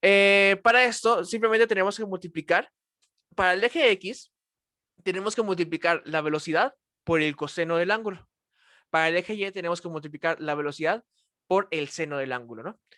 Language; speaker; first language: Spanish; native; Spanish